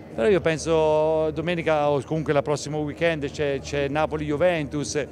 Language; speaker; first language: Italian; native; Italian